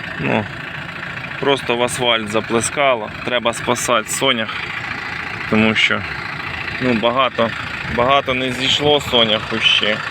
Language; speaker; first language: Ukrainian; native; Ukrainian